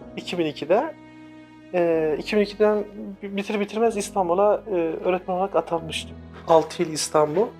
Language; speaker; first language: Turkish; non-native, local second language; Kurdish